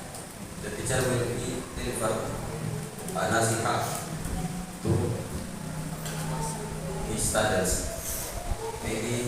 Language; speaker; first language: English; non-native, learner; Indonesian